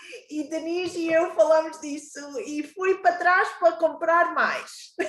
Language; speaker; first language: Portuguese; early bilingual, heritage; Portuguese